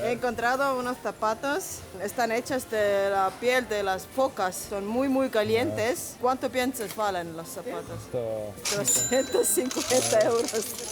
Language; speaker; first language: Spanish; non-native, learner; Estonian